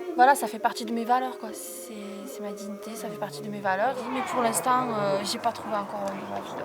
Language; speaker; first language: French; early bilingual, other home language; Arabic